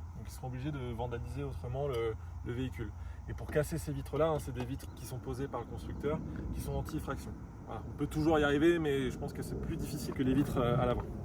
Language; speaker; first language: French; native; French